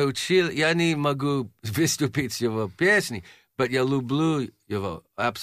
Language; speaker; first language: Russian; non-native, learner; English